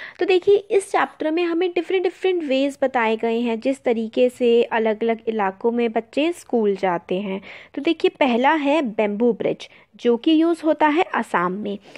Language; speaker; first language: Hindi; native; Hindi